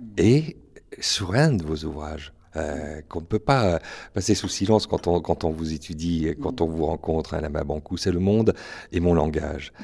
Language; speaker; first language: French; native; French